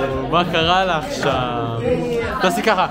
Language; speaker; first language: Hebrew; non-native, fluent; Korean